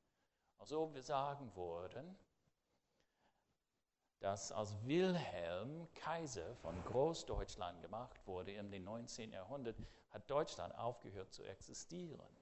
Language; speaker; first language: German; non-native, fluent; English